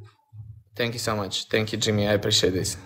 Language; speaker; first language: English; non-native, learner; Russian